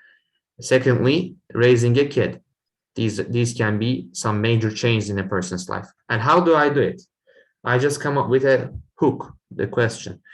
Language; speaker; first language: English; non-native, fluent; Turkish